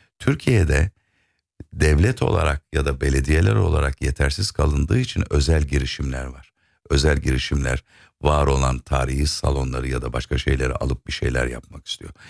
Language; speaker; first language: Turkish; native; Turkish